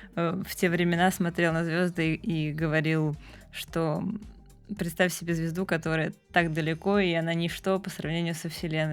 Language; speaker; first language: Russian; native; Russian